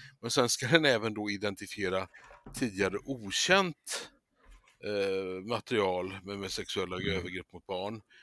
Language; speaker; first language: Swedish; native; Swedish